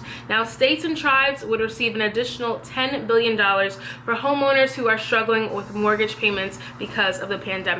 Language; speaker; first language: English; native; English